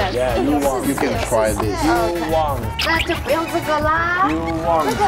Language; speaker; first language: English; non-native, learner; Chinese